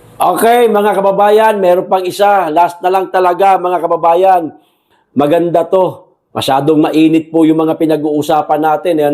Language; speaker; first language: Filipino; non-native, local second language; Cebuano